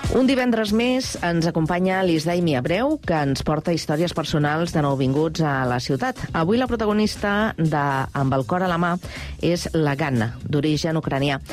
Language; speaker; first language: Catalan; native; Catalan